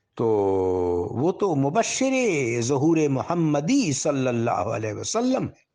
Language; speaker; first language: Urdu; non-native, local second language; Pashto